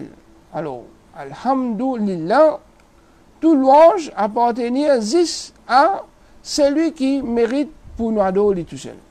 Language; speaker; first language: French; non-native, local second language; Morisyen